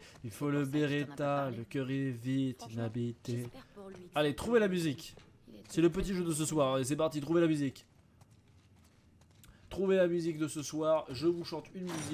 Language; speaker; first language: French; native; French